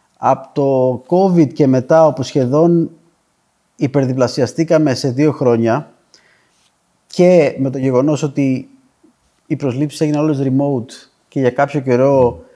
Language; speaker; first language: Greek; native; Greek